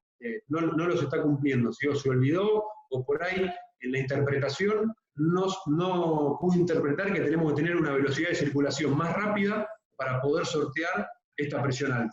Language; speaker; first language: Spanish; native; Spanish